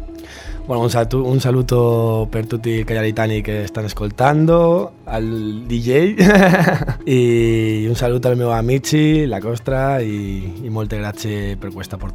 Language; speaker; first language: Italian; non-native, learner; Spanish